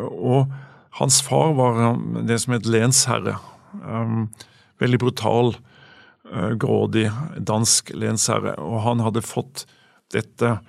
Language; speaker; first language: Norwegian; native; Norwegian